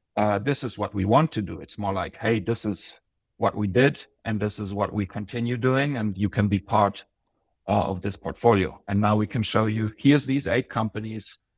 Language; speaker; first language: English; non-native, fluent; Bosnian